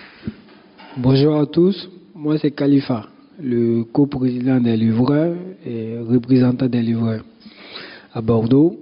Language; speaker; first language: French; non-native, fluent; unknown